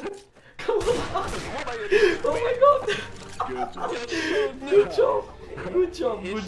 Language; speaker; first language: English; non-native, learner; Portuguese